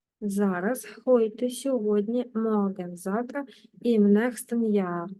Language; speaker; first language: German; non-native, fluent; Ukrainian